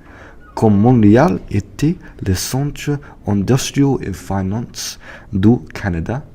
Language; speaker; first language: French; non-native, learner; English